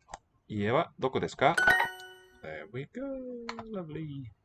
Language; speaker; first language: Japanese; non-native, learner; English